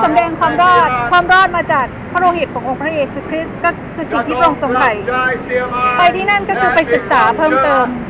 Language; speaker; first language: Thai; native; Thai